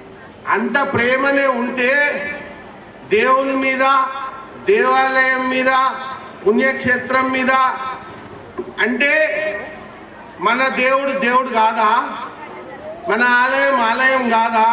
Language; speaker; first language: Telugu; native; Telugu